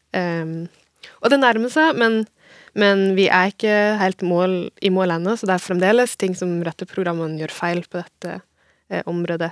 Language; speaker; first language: Norwegian; native; Norwegian